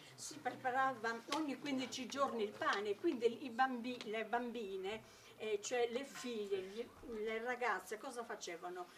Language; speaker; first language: Italian; native; Italian